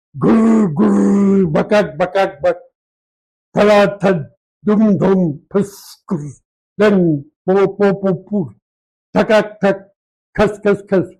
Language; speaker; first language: Hindi; non-native, local second language; Marathi